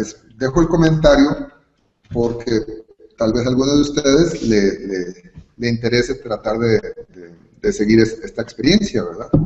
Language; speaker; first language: Spanish; native; Spanish